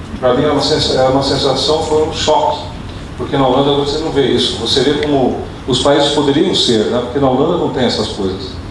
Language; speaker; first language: Portuguese; early bilingual, other home language; Dutch